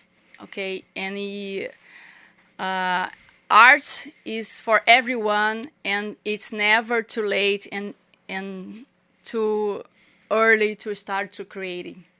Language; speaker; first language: English; non-native, learner; Portuguese